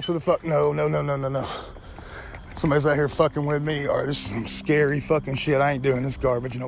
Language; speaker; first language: English; native; English